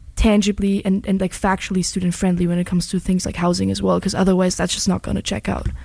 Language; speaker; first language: English; non-native, fluent; German